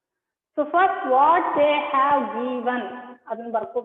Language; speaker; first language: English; non-native, local second language; Kannada